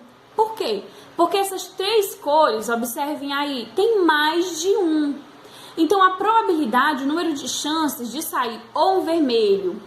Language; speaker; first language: Portuguese; native; Portuguese